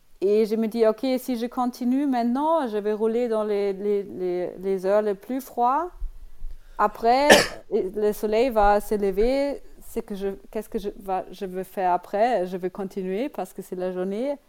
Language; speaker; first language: French; non-native, learner; German